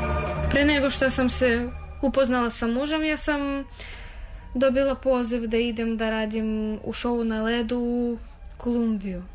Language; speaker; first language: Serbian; non-native, fluent; Russian